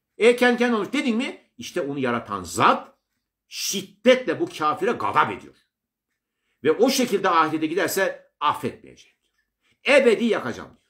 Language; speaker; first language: Turkish; native; Turkish